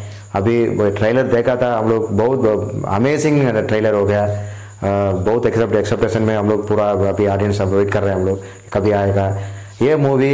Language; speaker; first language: Hindi; non-native, local second language; Tamil